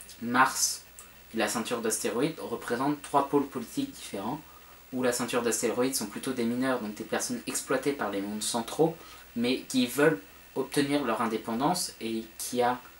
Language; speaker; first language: French; native; French